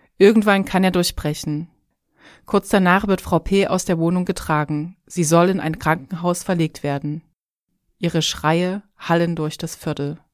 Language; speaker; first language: German; native; German